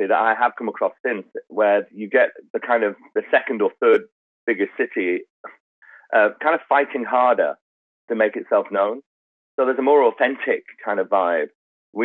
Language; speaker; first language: English; native; English